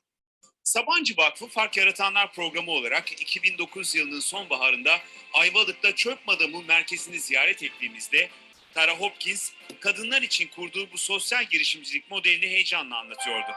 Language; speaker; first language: Turkish; native; Turkish